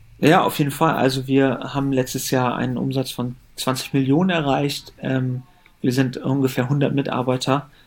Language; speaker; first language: German; early bilingual, other home language; Persian